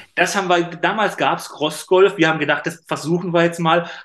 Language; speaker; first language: German; native; German